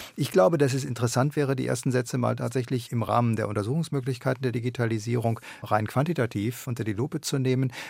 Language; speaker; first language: German; native; German